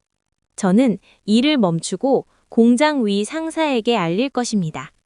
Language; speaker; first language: Korean; non-native, learner; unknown